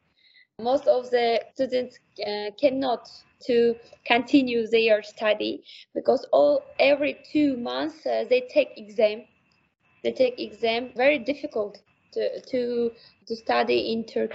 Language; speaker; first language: English; non-native, learner; Uzbek